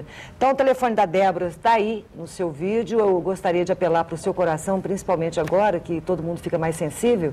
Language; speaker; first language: Portuguese; native; Portuguese